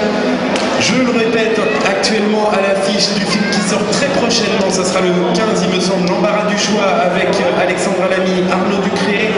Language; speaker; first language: French; native; French